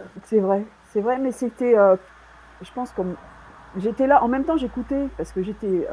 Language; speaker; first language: French; native; French